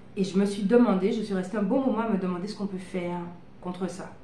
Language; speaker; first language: French; native; French